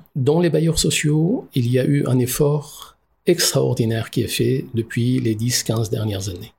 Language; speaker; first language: French; non-native, local second language; Arabic